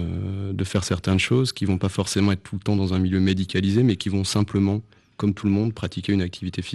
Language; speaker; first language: French; native; French